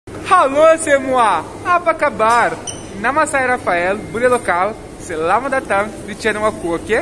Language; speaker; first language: Indonesian; non-native, fluent; Portuguese